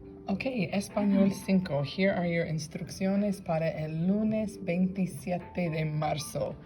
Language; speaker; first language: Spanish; non-native, fluent; English